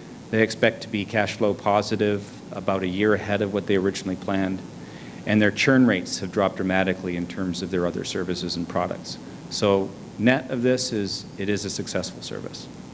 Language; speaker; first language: English; native; English